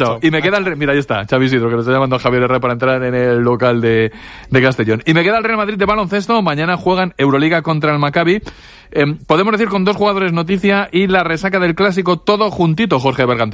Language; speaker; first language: Spanish; native; Spanish